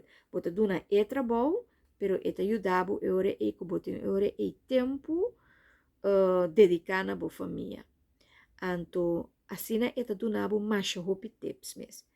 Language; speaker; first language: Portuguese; non-native, learner; Papiamento